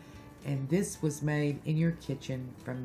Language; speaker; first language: English; native; English